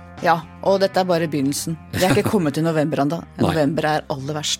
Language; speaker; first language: Norwegian; native; Norwegian